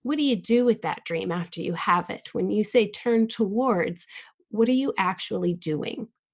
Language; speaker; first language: English; native; English